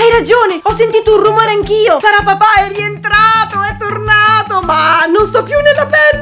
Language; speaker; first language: Italian; native; Italian